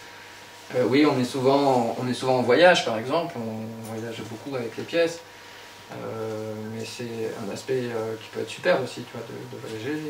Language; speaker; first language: French; native; French